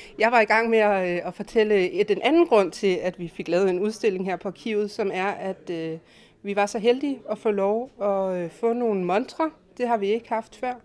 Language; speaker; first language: Danish; native; Danish